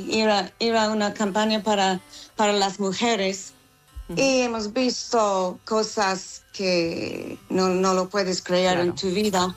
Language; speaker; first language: Spanish; non-native, fluent; English